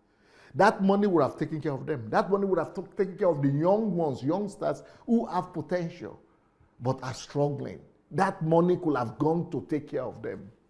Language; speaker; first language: English; non-native, local second language; Yoruba